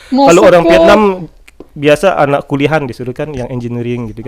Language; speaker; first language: Indonesian; native; Indonesian